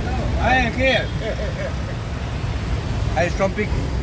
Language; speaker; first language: English; non-native, learner; Slovenian